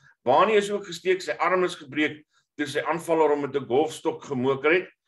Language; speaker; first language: Afrikaans; native; Afrikaans